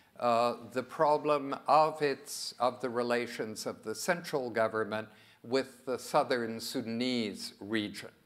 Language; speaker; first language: English; early bilingual, other home language; French